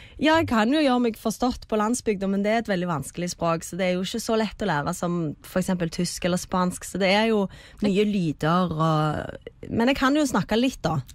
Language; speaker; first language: Norwegian; native; Norwegian